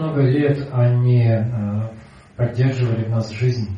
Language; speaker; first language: Russian; native; Russian